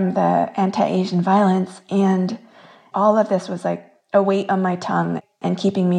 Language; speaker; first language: English; early bilingual, other home language; Korean